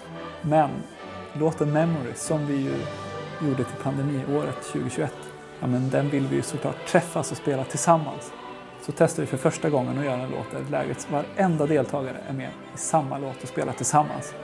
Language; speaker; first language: Swedish; native; Swedish